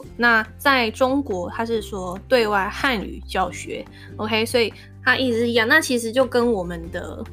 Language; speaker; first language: Chinese; non-native, local second language; Min Nan Chinese